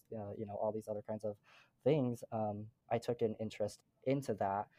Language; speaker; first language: English; native; English